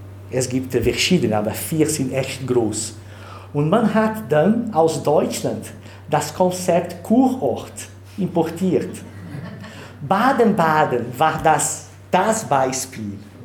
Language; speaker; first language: German; non-native, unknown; Portuguese